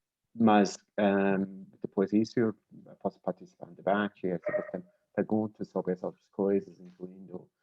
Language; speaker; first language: Portuguese; non-native, learner; English